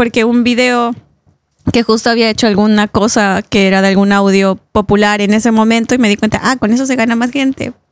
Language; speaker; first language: Spanish; native; Spanish